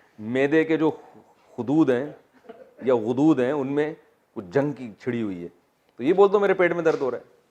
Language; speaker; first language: Urdu; native; Urdu